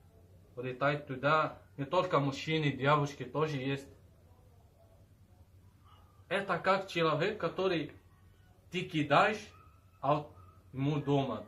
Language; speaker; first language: Russian; non-native, learner; Arabic